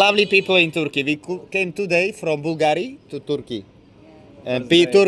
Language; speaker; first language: English; non-native, learner; Slovak